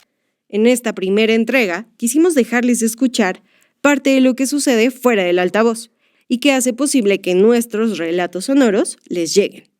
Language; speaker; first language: Spanish; native; Spanish